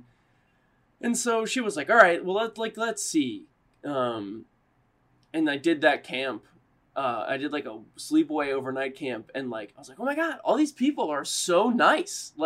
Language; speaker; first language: English; native; English